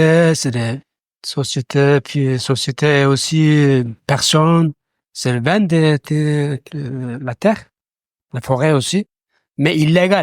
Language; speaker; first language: French; non-native, learner; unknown